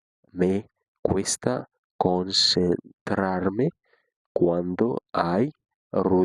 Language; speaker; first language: Spanish; non-native, fluent; Haitian Creole